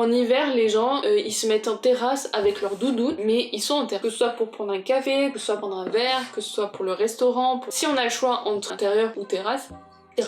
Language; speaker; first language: French; native; French